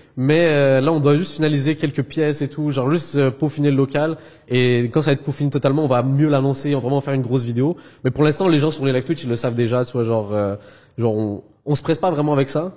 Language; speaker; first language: French; early bilingual, other home language; Arabic